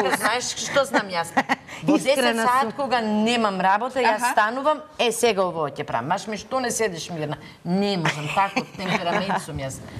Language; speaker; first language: Macedonian; native; Macedonian